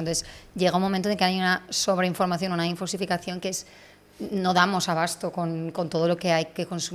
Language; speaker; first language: Spanish; native; Spanish